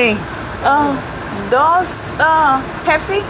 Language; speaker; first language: Spanish; non-native, learner; English